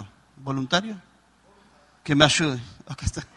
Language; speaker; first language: Portuguese; non-native, learner; Spanish